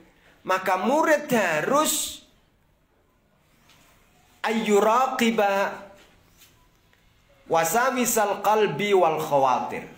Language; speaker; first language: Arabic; non-native, fluent; Javanese